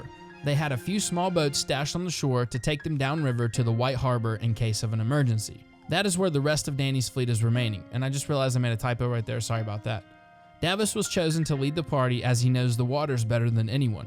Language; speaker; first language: English; native; English